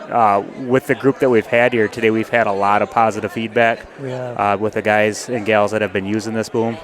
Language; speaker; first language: English; native; English